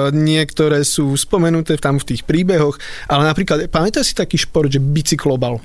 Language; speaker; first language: Slovak; native; Slovak